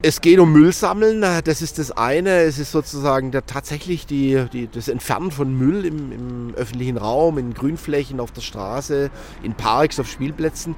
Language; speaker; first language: German; native; German